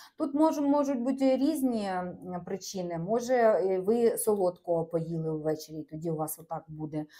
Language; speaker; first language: Ukrainian; non-native, local second language; Russian